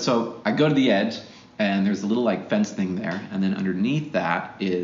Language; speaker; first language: English; native; English